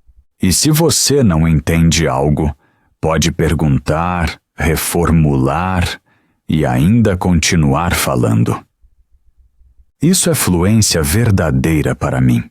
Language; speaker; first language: Portuguese; non-native, fluent; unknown